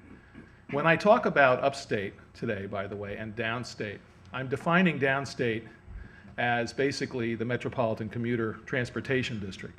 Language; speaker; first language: English; native; English